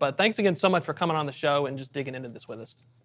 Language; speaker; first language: English; native; English